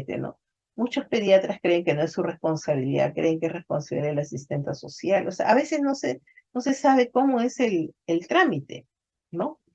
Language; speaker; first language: Spanish; native; Spanish